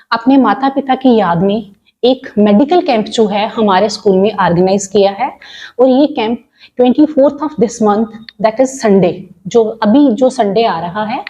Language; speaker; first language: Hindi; non-native, local second language; Punjabi